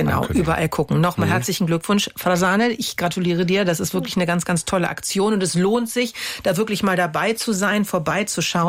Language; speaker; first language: German; native; German